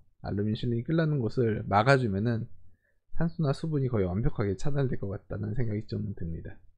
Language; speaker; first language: Korean; native; Korean